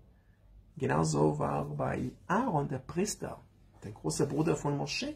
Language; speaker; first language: German; non-native, learner; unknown